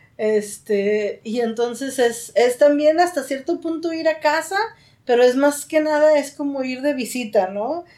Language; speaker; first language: Spanish; native; Spanish